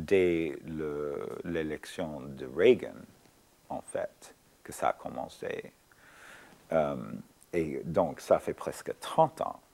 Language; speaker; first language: French; non-native, fluent; English